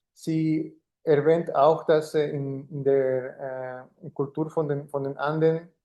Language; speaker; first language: German; non-native, fluent; Spanish